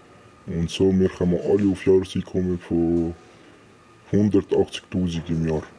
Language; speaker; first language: German; non-native, fluent; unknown